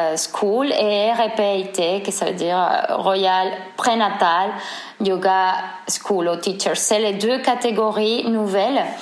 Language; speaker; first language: French; non-native, fluent; Spanish